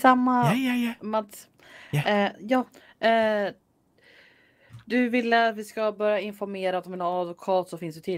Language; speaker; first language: Danish; non-native, learner; Swedish